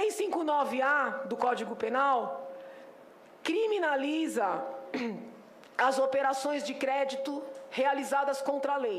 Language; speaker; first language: Portuguese; native; Portuguese